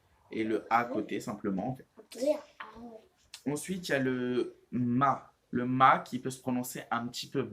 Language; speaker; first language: French; native; French